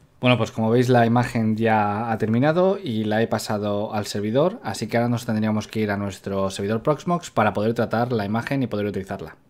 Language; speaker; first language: Spanish; native; Spanish